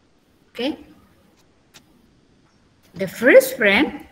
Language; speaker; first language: English; non-native, learner; Indonesian